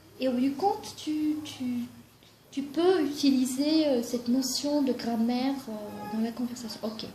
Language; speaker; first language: French; non-native, fluent; Georgian